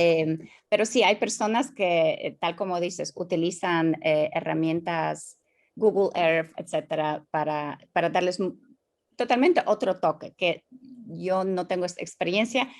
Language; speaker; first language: Spanish; non-native, fluent; Polish